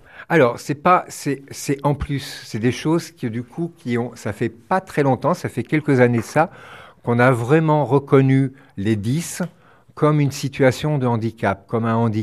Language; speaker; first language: French; native; French